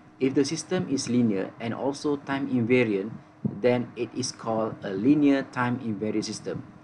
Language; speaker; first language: English; non-native, local second language; Malay